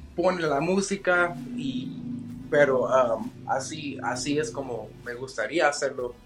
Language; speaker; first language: Spanish; early bilingual, heritage; Spanish